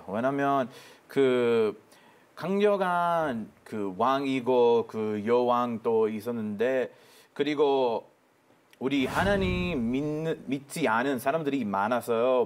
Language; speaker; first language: Korean; non-native, fluent; Hebrew